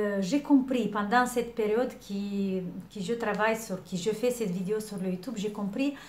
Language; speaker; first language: French; non-native, fluent; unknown